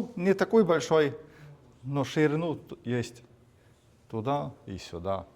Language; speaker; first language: Russian; non-native, fluent; Estonian